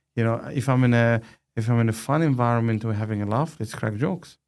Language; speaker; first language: English; non-native, fluent; Arabic